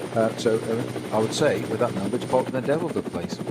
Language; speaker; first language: English; native; English